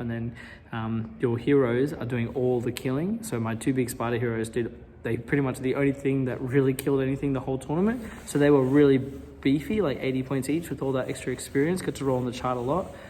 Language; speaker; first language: English; native; English